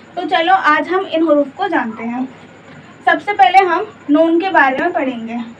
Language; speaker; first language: Hindi; native; Hindi